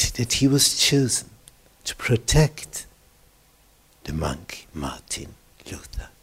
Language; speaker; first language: English; non-native, fluent; German